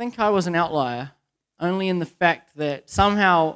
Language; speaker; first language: English; native; English